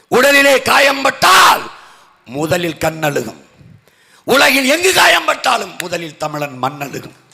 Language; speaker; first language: Tamil; native; Tamil